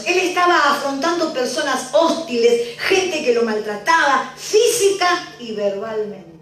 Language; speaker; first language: Spanish; native; Spanish